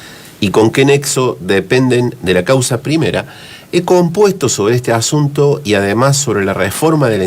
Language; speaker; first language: Spanish; native; Spanish